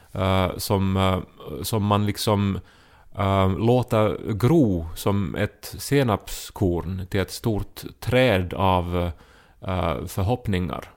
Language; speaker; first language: Swedish; native; Swedish